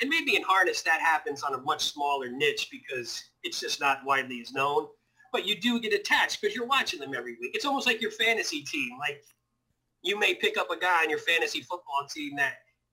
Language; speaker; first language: English; native; English